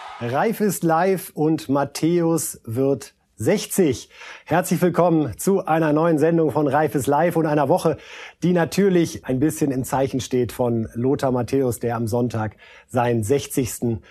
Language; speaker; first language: German; native; German